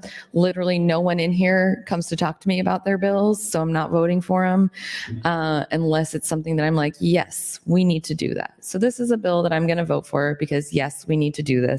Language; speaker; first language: English; native; English